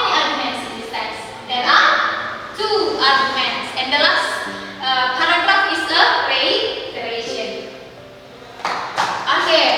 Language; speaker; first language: English; non-native, fluent; Indonesian